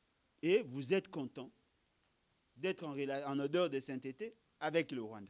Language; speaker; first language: French; non-native, local second language; Lingala